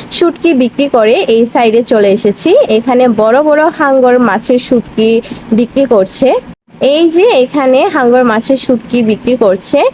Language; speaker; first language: Bangla; non-native, local second language; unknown